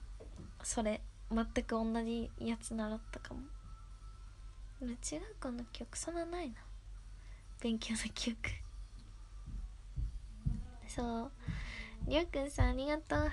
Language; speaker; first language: Japanese; native; Japanese